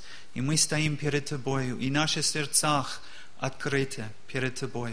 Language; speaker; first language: Russian; non-native, learner; English